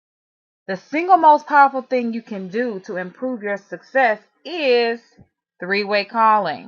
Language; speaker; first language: English; native; English